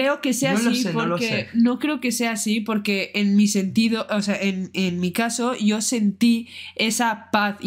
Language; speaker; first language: Spanish; native; Spanish